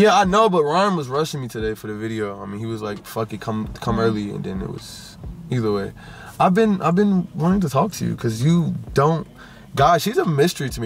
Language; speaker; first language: English; native; English